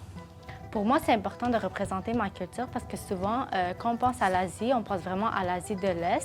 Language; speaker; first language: French; early bilingual, other home language; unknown